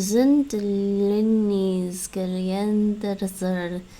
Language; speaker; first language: Turkish; non-native, learner; English